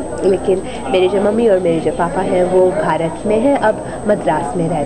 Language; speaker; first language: Hindi; native; Hindi